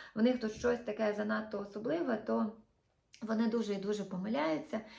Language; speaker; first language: Ukrainian; native; Ukrainian